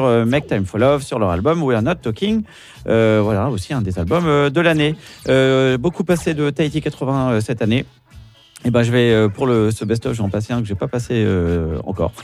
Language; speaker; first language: French; native; French